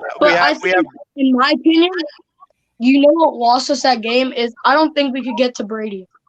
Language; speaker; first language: English; native; English